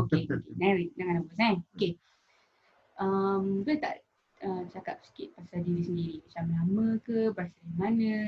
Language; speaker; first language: Malay; native; Malay